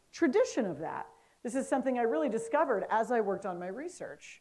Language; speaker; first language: English; native; English